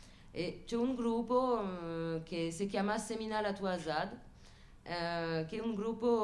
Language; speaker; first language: Italian; non-native, fluent; French